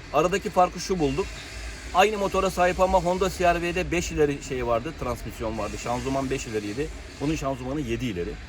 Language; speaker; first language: Turkish; early bilingual, heritage; Turkish